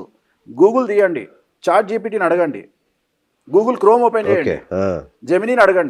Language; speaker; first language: Telugu; native; Telugu